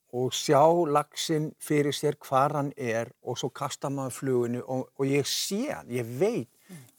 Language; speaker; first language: Icelandic; native; Icelandic